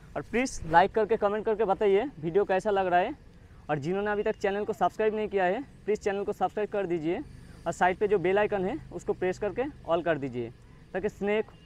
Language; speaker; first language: Hindi; non-native, local second language; Bangla